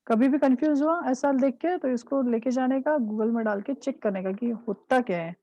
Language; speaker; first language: Hindi; non-native, local second language; Marathi